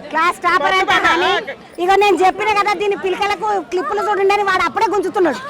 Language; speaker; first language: Telugu; native; Telugu